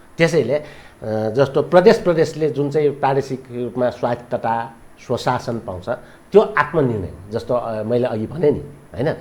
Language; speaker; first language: Nepali; non-native, local second language; Newari